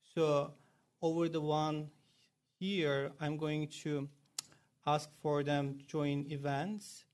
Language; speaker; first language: English; non-native, fluent; Turkish